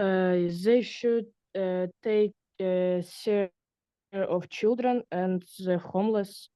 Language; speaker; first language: English; non-native, learner; Russian